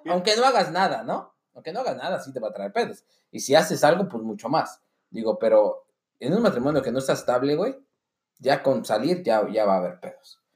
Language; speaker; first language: Spanish; native; Spanish